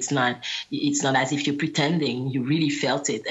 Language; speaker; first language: English; non-native, fluent; Guadeloupean Creole French